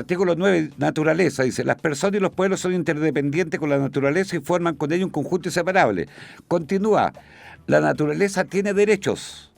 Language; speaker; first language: Spanish; native; Spanish